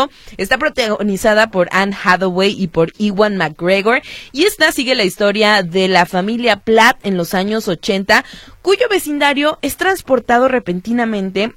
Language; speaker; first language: Spanish; native; Spanish